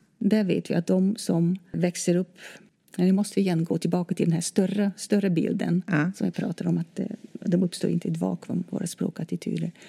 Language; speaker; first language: Swedish; non-native, fluent; Dutch